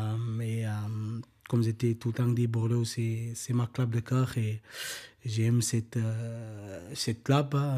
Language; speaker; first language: French; non-native, learner; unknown